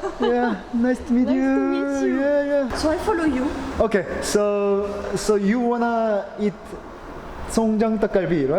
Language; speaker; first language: English; non-native, fluent; Korean